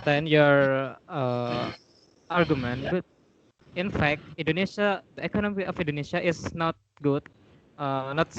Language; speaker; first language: English; non-native, learner; Indonesian